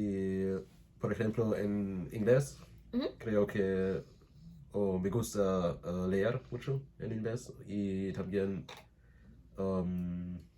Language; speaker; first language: Spanish; non-native, learner; English